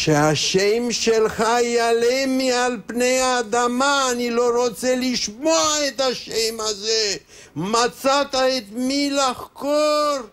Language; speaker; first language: Hebrew; non-native, fluent; Romanian